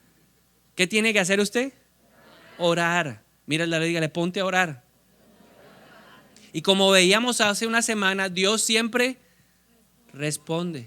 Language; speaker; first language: Spanish; native; Spanish